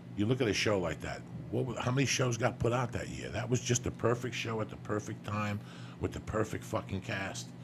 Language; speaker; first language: English; non-native, fluent; Spanish